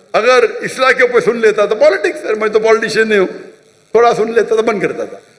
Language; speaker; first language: Urdu; non-native, local second language; Konkani